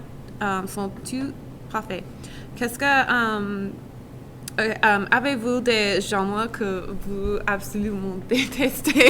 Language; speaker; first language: French; non-native, learner; English